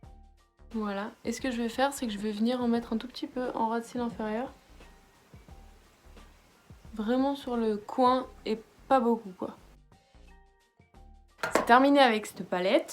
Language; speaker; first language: French; native; French